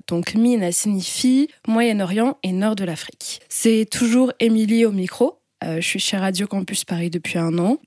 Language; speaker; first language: French; native; French